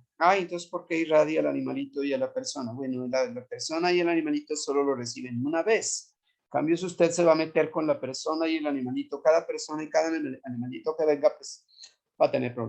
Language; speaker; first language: Spanish; native; Spanish